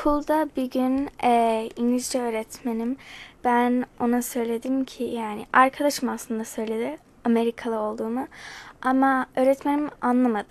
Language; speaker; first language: Turkish; early bilingual, other home language; English